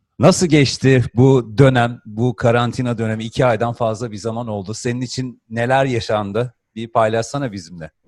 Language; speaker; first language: Turkish; native; Turkish